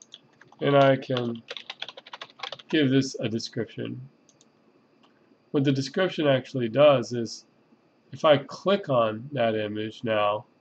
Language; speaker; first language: English; native; English